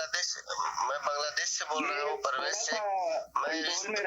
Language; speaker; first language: Hindi; early bilingual, heritage; Urdu